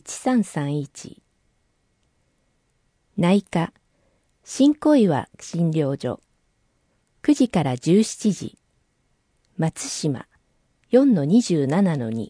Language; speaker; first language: Japanese; native; Japanese